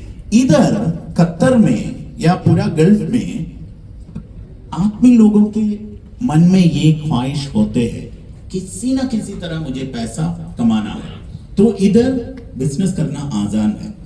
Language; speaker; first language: Hindi; non-native, learner; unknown